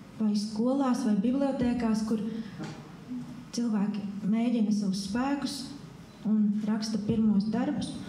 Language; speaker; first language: Latvian; native; Latvian